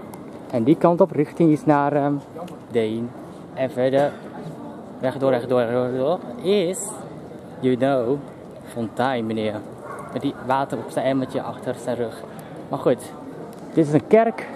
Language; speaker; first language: Dutch; non-native, local second language; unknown